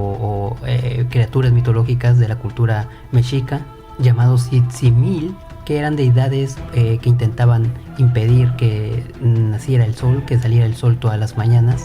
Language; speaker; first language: Spanish; native; Spanish